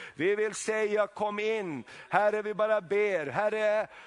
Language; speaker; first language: Swedish; native; Swedish